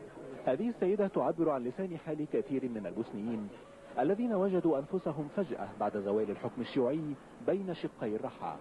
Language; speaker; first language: Arabic; native; Arabic